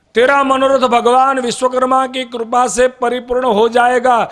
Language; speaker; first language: Hindi; non-native, local second language; Gujarati